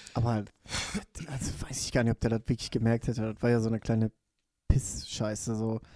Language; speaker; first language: German; native; German